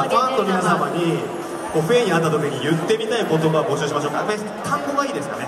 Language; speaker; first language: Japanese; native; Japanese